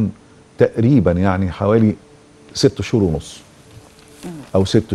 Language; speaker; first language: Arabic; native; Arabic